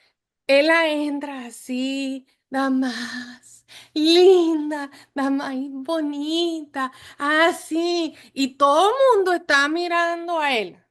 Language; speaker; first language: Spanish; non-native, fluent; English